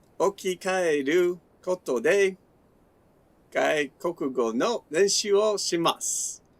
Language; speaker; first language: Japanese; non-native, learner; English